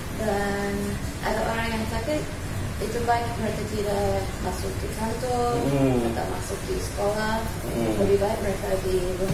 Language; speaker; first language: Indonesian; non-native, fluent; English